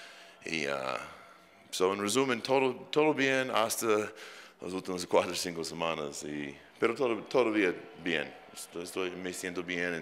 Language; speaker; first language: Spanish; non-native, fluent; English